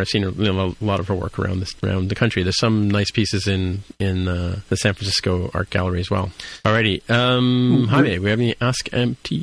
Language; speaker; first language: English; native; English